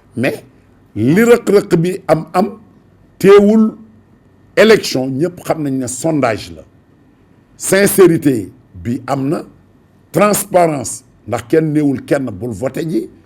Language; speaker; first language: Wolof; native; Wolof